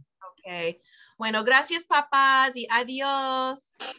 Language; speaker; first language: Spanish; non-native, fluent; English